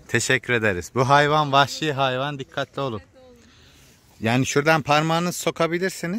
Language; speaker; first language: Turkish; native; Turkish